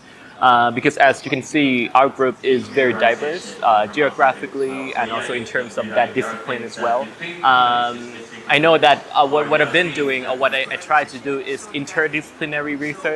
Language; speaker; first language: English; non-native, fluent; Thai